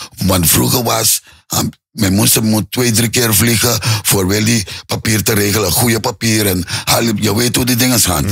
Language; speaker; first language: Dutch; non-native, local second language; Papiamento